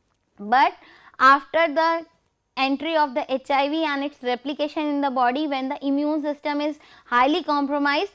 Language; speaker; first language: English; non-native, local second language; Hindi